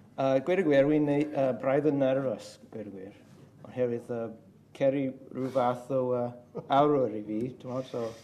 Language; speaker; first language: Welsh; non-native, learner; English